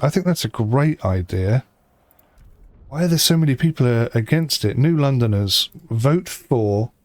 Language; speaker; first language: English; native; English